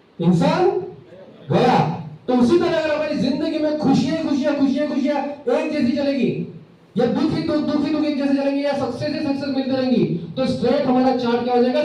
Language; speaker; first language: Hindi; native; Hindi